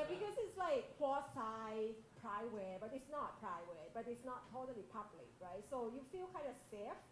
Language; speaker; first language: English; non-native, fluent; Thai